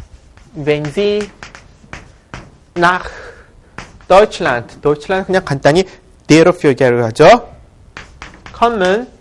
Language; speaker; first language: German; non-native, fluent; Korean